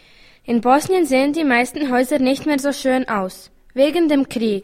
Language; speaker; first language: German; early bilingual, other home language; Bosnian